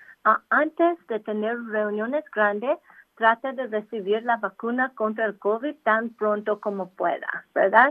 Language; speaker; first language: Spanish; non-native, local second language; English